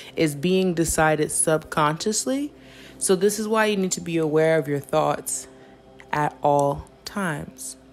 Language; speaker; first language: English; native; English